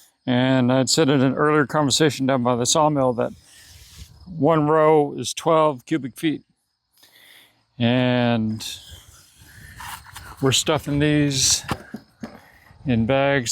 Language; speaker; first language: English; native; English